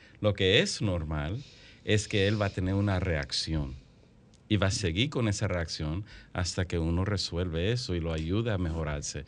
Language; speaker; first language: Spanish; native; Spanish